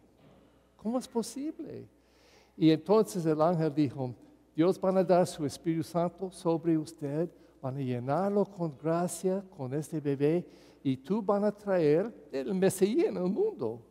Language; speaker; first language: Spanish; non-native, fluent; English